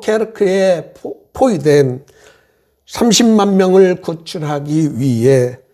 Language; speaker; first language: Korean; native; Korean